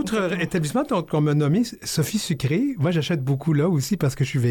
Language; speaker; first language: French; native; French